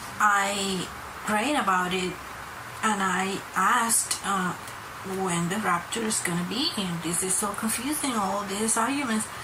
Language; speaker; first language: English; non-native, fluent; Spanish